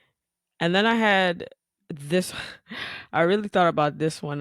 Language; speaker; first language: English; native; English